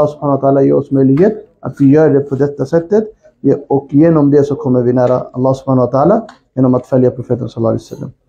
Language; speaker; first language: Swedish; non-native, fluent; Urdu